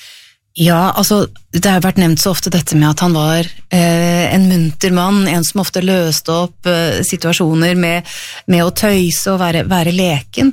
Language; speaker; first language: Norwegian; native; Norwegian